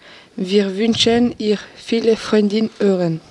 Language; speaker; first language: German; non-native, learner; French